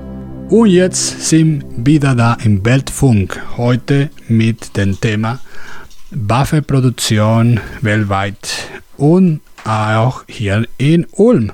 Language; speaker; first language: German; non-native, learner; Spanish